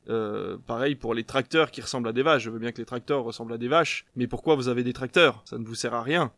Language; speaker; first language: French; native; French